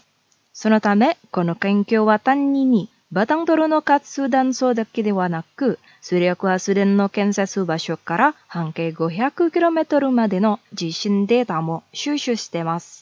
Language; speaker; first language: Japanese; non-native, fluent; Indonesian